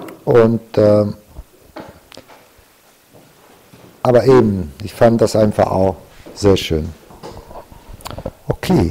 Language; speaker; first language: German; non-native, fluent; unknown